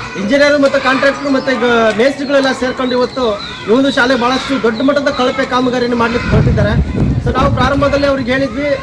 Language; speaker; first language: Kannada; non-native, local second language; Lambadi